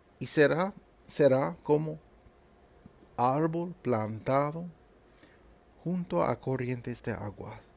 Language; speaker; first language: Spanish; non-native, fluent; English